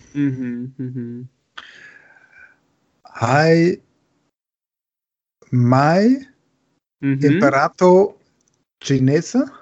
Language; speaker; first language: Italian; non-native, learner; German